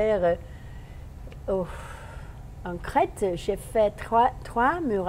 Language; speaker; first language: French; non-native, fluent; English